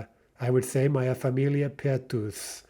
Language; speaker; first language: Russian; non-native, fluent; English